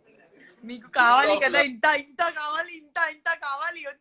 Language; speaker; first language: Telugu; non-native, learner; Gujarati